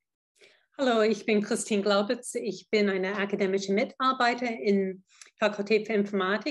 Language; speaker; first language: German; non-native, fluent; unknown